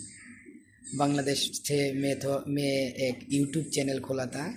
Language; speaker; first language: Hindi; non-native, learner; Bangla